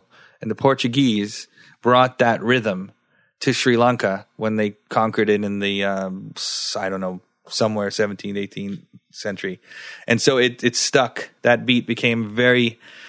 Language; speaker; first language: English; early bilingual, other home language; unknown